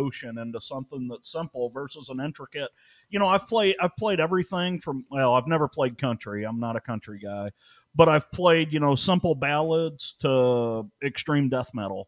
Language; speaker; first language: English; native; English